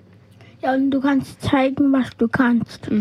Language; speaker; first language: German; non-native, learner; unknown